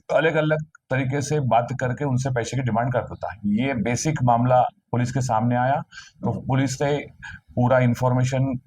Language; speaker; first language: Hindi; non-native, local second language; Marathi